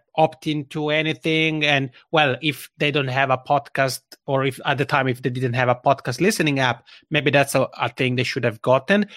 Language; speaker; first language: English; non-native, fluent; Italian